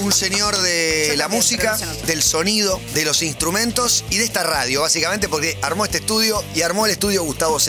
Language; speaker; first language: Spanish; native; Spanish